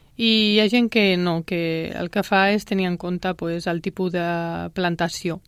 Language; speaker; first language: Catalan; native; Catalan